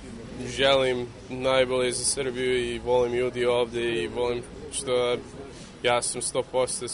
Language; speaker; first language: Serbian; early bilingual, heritage; English